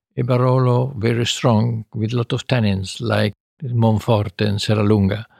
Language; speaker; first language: English; non-native, fluent; Italian